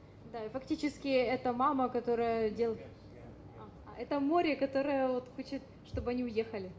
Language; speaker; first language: Russian; native; Russian